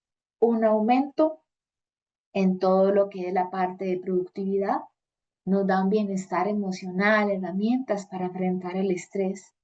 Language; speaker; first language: Spanish; native; Spanish